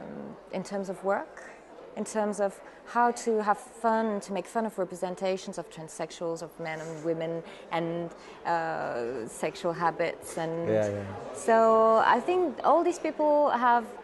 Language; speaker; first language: English; non-native, fluent; French